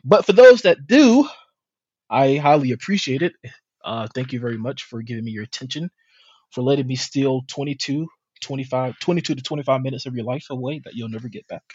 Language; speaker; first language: English; native; English